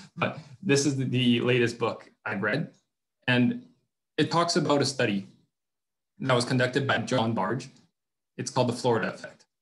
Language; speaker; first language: English; non-native, fluent; French